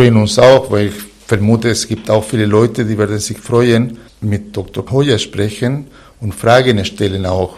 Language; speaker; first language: German; non-native, fluent; Spanish